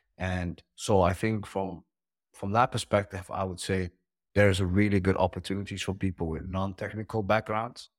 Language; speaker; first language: English; early bilingual, heritage; Dutch